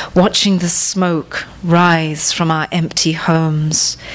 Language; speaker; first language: English; non-native, local second language; Tamil